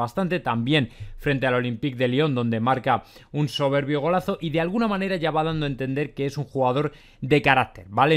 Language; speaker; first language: Spanish; native; Spanish